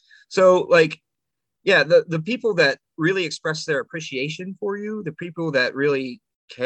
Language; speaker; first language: English; native; English